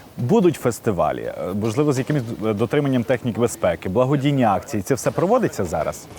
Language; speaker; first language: Ukrainian; native; Ukrainian